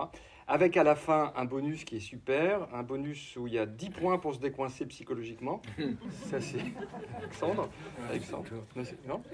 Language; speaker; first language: French; native; French